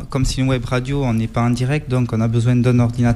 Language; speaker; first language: French; native; French